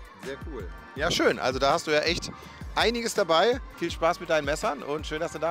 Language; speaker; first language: German; native; German